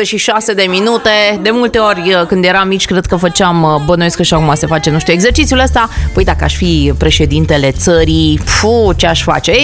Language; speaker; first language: Romanian; native; Romanian